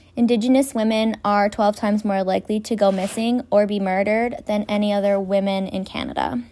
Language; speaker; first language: English; native; English